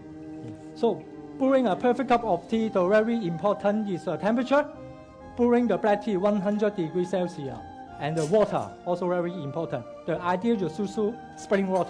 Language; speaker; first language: English; non-native, local second language; Cantonese